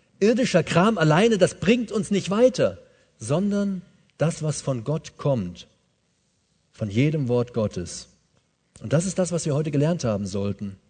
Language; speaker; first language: German; native; German